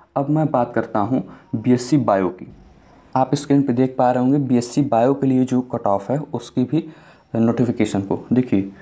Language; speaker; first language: Hindi; native; Hindi